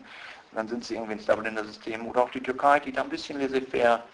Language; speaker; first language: German; non-native, fluent; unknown